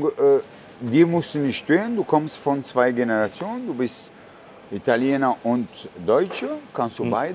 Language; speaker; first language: German; non-native, fluent; Italian